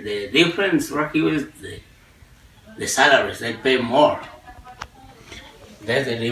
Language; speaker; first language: English; non-native, learner; Spanish